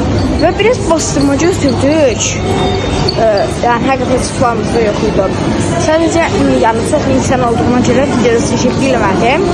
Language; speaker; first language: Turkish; non-native, learner; Azerbaijani